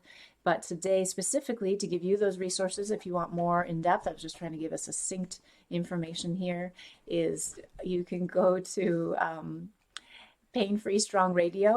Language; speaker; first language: English; native; English